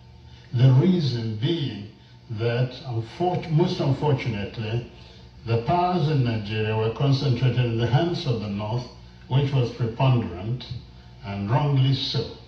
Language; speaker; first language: English; non-native, local second language; Igbo